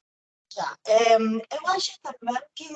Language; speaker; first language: Portuguese; non-native, learner; Spanish